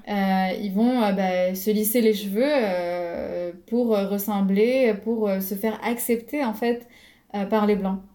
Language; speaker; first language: French; non-native, local second language; Arabic